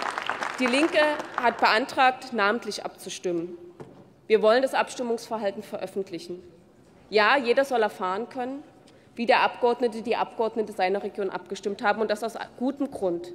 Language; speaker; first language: German; native; German